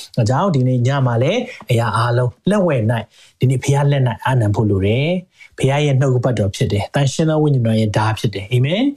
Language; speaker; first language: Burmese; non-native, local second language; Hakha Chin